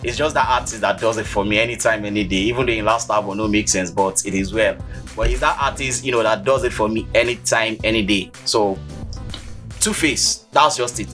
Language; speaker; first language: English; non-native, local second language; Yoruba